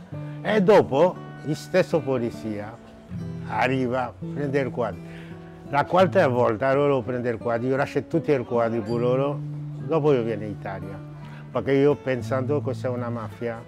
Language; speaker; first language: Italian; non-native, learner; Haitian Creole